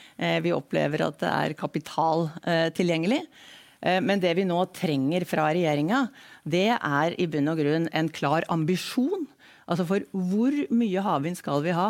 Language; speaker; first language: Norwegian; native; Norwegian